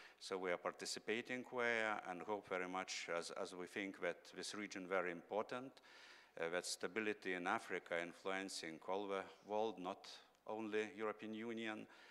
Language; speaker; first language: English; non-native, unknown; Lithuanian